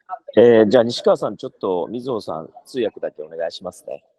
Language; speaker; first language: Japanese; native; Japanese